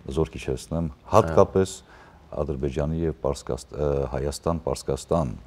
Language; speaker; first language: Armenian; native; Armenian